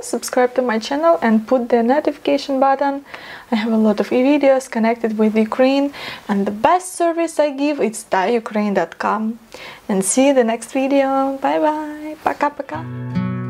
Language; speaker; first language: English; non-native, fluent; Ukrainian